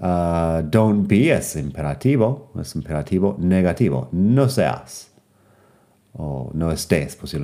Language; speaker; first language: Spanish; non-native, fluent; English